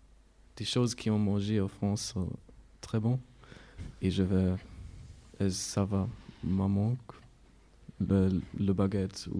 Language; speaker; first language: French; non-native, learner; German